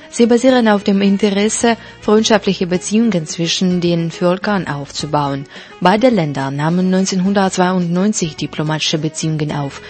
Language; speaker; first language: German; non-native, fluent; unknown